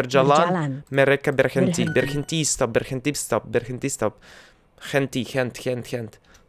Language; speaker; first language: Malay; non-native, learner; Russian